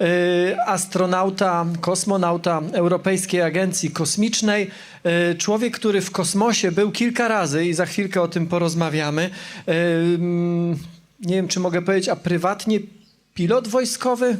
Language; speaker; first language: Polish; native; Polish